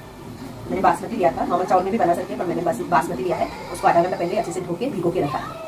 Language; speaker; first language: Hindi; native; Hindi